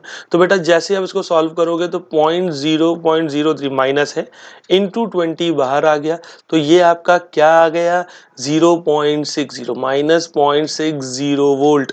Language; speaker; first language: Hindi; native; Hindi